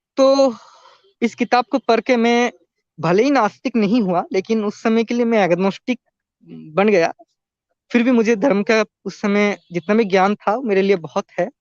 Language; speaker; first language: Hindi; native; Hindi